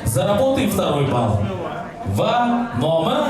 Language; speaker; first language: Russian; non-native, local second language; Uzbek